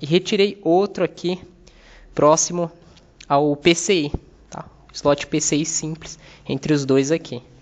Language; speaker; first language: Portuguese; native; Portuguese